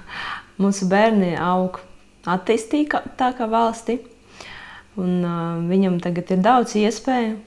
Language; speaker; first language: Latvian; non-native, local second language; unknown